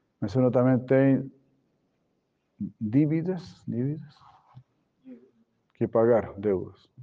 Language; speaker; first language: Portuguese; non-native, fluent; Spanish